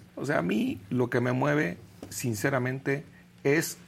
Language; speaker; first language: Spanish; native; Spanish